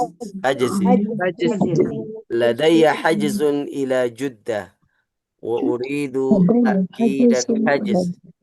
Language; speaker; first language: Arabic; non-native, fluent; Indonesian